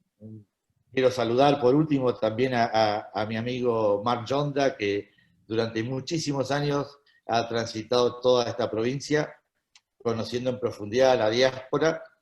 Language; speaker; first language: Spanish; native; Spanish